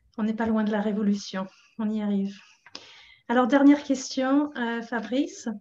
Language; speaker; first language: French; non-native, fluent; English